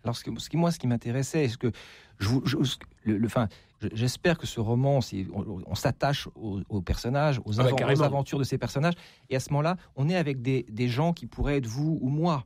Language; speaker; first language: French; native; French